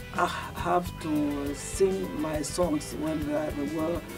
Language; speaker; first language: English; non-native, local second language; Duala